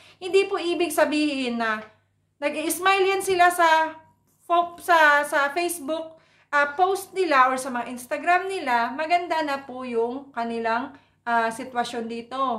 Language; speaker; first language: Filipino; non-native, local second language; Cebuano